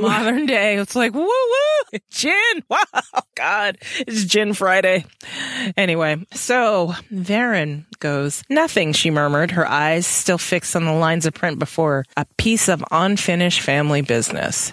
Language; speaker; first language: English; native; English